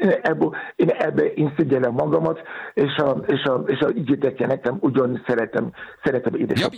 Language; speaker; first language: Hungarian; non-native, fluent; Yoruba